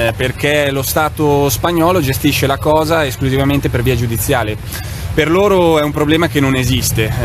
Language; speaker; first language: Italian; non-native, fluent; Catalan